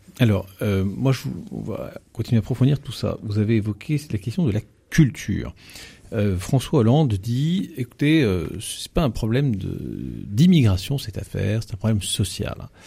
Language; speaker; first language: French; native; French